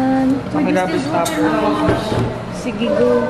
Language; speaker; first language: Filipino; non-native, local second language; Bikol